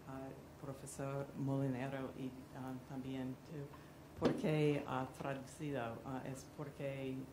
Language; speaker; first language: Spanish; non-native, learner; English